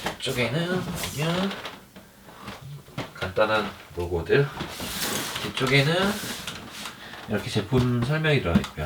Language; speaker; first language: Korean; native; Korean